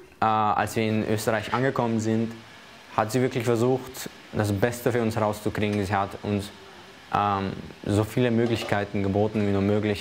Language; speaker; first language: German; early bilingual, other home language; Chechen